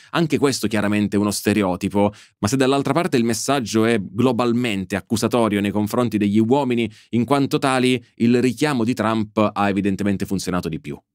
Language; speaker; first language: Italian; native; Italian